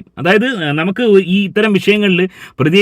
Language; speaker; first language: Malayalam; native; Malayalam